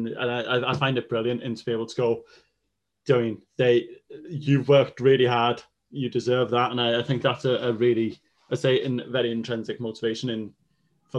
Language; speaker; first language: English; non-native, local second language; Welsh